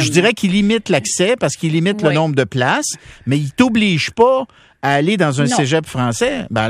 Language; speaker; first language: French; native; French